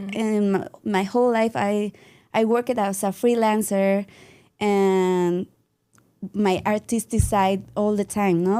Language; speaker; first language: English; non-native, learner; Spanish